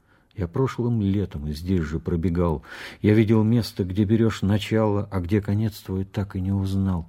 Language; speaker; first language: Russian; native; Russian